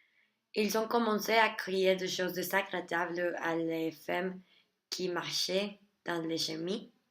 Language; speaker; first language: French; non-native, learner; Spanish